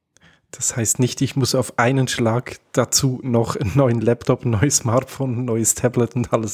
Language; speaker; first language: German; native; German